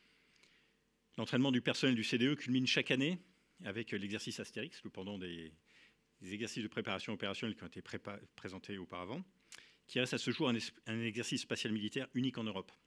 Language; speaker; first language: French; native; French